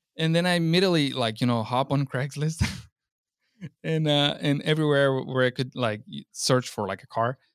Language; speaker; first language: English; non-native, fluent; Portuguese